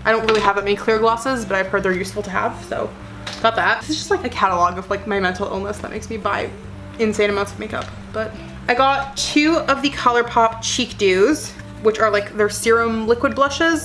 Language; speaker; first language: English; native; English